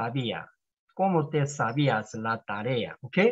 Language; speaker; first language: Spanish; non-native, learner; Korean